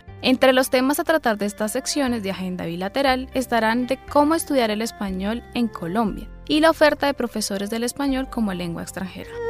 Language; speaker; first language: Spanish; native; Spanish